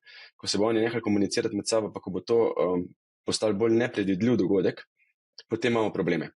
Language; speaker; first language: Slovenian; native; Slovenian